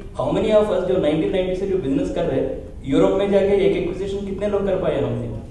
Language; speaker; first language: Hindi; non-native, local second language; Telugu